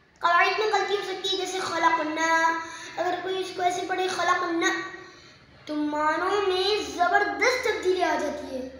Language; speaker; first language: Urdu; native; Urdu